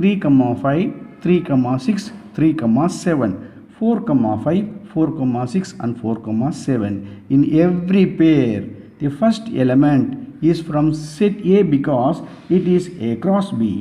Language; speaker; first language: English; non-native, local second language; Tamil